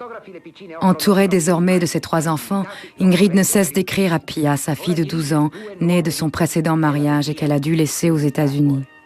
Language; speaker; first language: French; native; French